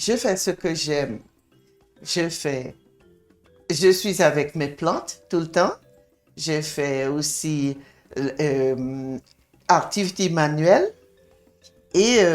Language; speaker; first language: French; non-native, fluent; English